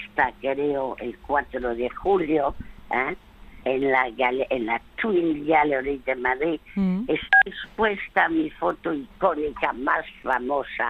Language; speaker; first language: Spanish; early bilingual, other home language; French